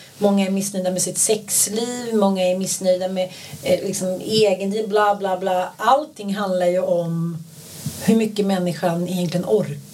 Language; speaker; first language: Swedish; native; Swedish